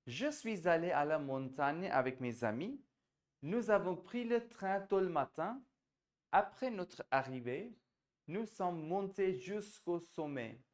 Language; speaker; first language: French; non-native, fluent; Hindi